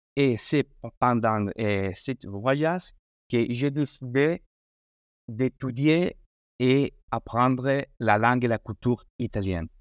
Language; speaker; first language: French; non-native, learner; Spanish